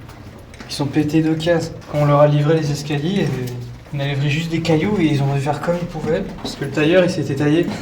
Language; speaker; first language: French; native; French